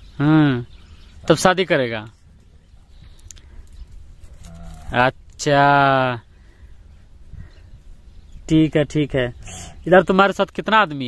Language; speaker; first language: Hindi; native; Hindi